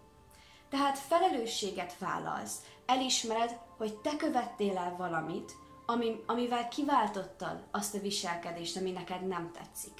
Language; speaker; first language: Hungarian; native; Hungarian